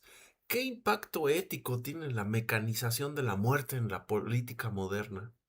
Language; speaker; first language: Spanish; native; Spanish